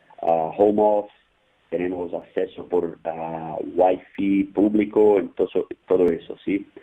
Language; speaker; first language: Spanish; non-native, fluent; Portuguese